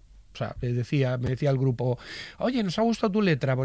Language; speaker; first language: Spanish; native; Spanish